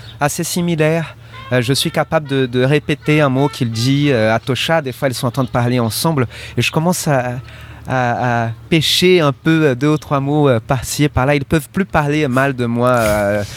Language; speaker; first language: French; non-native, fluent; Portuguese